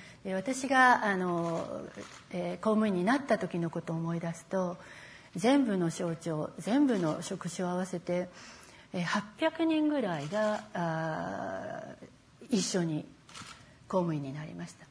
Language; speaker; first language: Japanese; native; Japanese